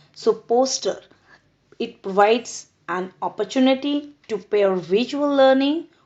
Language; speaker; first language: English; non-native, local second language; Punjabi